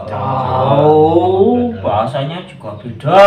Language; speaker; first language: Indonesian; non-native, local second language; Javanese